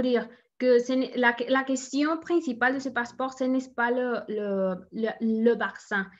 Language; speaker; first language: French; non-native, learner; Spanish